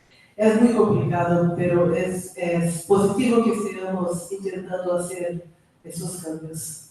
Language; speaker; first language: Spanish; non-native, fluent; Portuguese